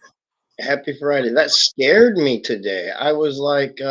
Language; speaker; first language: English; native; English